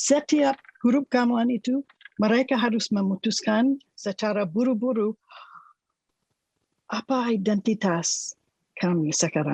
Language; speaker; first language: Indonesian; non-native, fluent; English